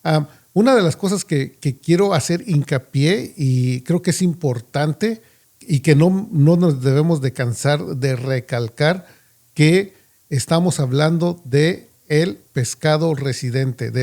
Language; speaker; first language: Spanish; native; Spanish